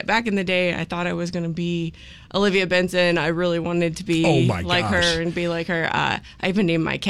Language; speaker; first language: English; native; English